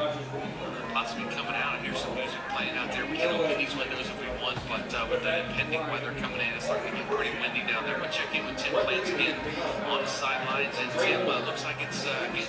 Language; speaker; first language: English; native; English